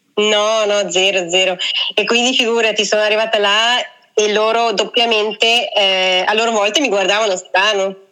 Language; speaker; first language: Italian; native; Italian